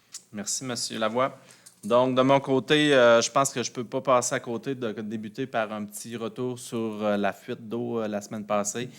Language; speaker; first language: French; native; French